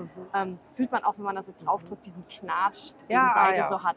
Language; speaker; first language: German; native; German